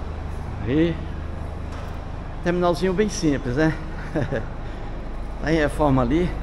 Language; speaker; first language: Portuguese; native; Portuguese